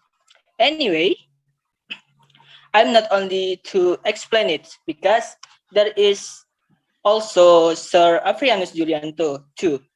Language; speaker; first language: English; non-native, learner; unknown